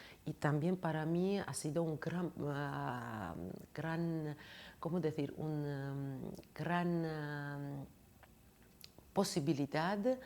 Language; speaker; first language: Spanish; non-native, fluent; Georgian